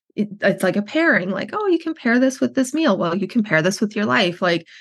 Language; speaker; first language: English; native; English